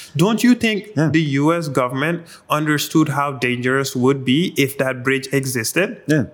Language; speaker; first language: English; non-native, local second language; Wolof